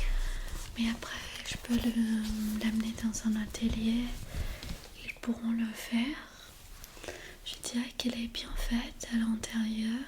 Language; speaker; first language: French; non-native, fluent; Armenian